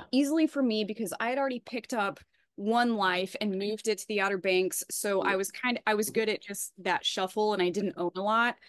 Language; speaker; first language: English; native; English